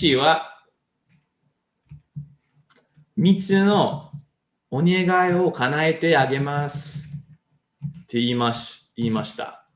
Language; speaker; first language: Japanese; non-native, learner; English